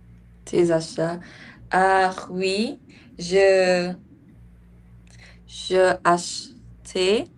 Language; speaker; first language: French; non-native, learner; English